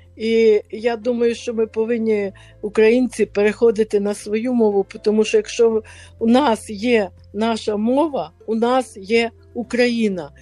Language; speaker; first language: Ukrainian; native; Ukrainian